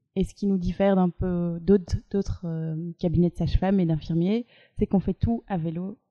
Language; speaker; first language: French; native; French